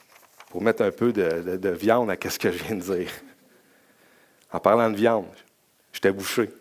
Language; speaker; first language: French; native; French